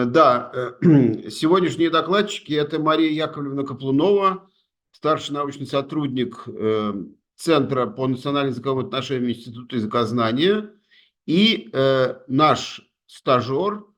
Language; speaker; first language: Russian; native; Russian